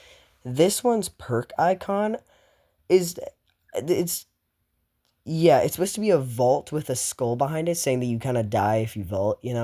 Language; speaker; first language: English; native; English